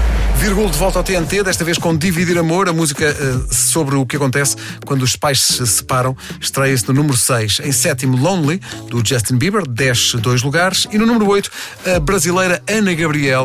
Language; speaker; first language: Portuguese; native; Portuguese